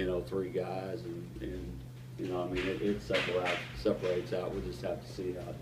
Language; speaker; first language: English; native; English